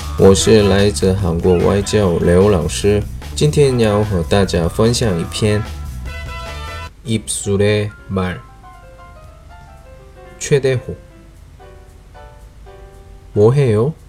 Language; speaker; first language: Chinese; non-native, learner; Korean